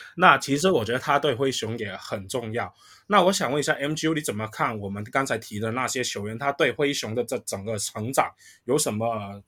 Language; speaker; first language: Chinese; native; Chinese